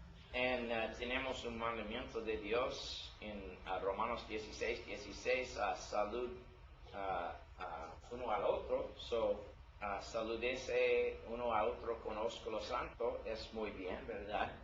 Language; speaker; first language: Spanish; non-native, learner; English